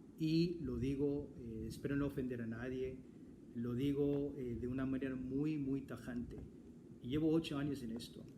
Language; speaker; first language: Spanish; non-native, fluent; English